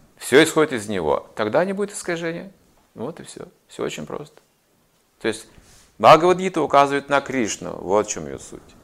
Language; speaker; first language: Russian; native; Russian